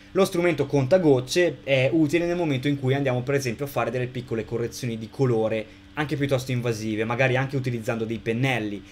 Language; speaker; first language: Italian; native; Italian